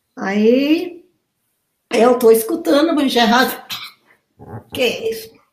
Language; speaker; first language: Portuguese; non-native, fluent; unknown